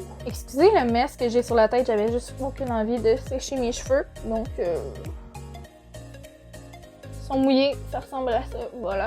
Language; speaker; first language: French; native; French